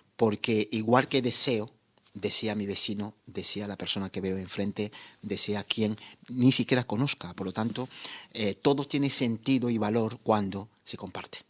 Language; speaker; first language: Spanish; non-native, fluent; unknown